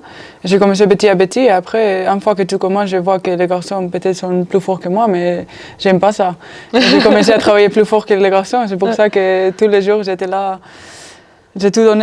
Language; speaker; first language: French; non-native, fluent; Spanish